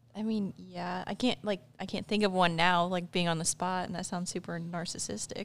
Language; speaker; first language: English; native; English